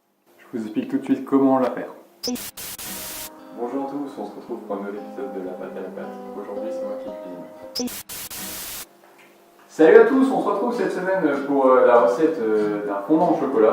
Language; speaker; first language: French; native; French